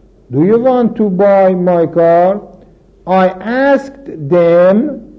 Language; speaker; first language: English; non-native, fluent; Persian